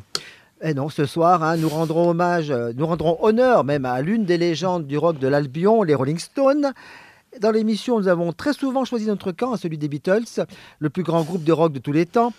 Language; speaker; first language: French; native; French